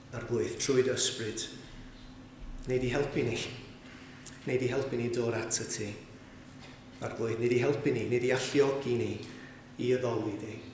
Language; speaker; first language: Welsh; native; Welsh